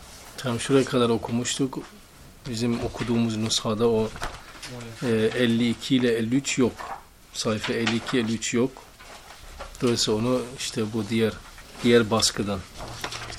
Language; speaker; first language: Turkish; native; Turkish